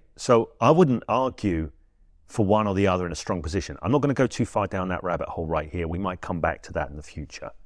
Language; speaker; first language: English; native; English